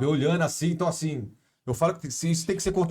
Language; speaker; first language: Portuguese; native; Portuguese